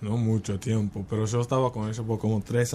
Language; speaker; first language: Spanish; non-native, learner; English